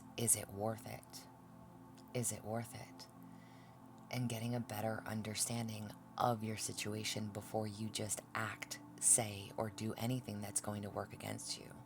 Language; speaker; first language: English; native; English